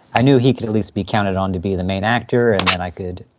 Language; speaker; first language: English; native; English